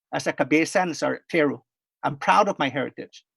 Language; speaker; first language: English; non-native, fluent; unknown